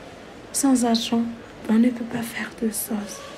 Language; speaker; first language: French; non-native, local second language; Malagasy